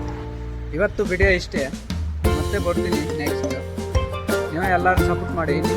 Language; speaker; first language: Kannada; non-native, local second language; Hindi